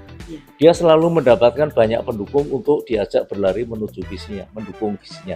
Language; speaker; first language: Indonesian; native; Indonesian